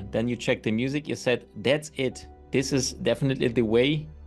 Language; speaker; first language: English; non-native, fluent; German